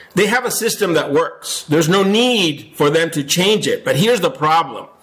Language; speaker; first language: English; non-native, fluent; Spanish